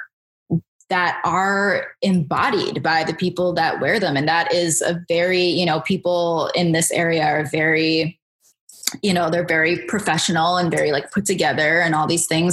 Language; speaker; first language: English; native; English